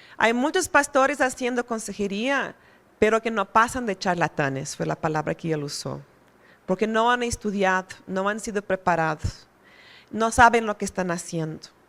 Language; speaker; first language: Spanish; non-native, fluent; Portuguese